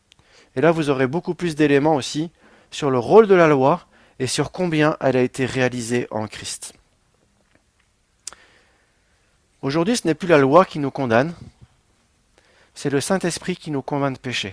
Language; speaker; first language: French; native; French